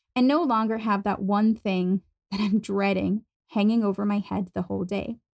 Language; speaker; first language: English; non-native, fluent; German